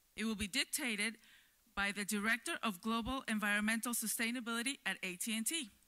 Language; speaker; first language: English; native; English